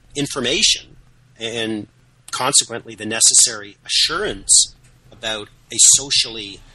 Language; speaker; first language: English; native; English